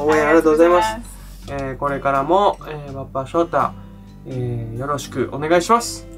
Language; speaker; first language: Japanese; native; Japanese